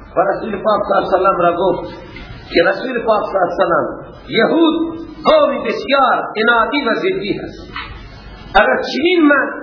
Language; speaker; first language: Persian; native; Persian